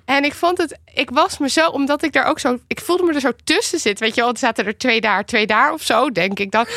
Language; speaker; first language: Dutch; native; Dutch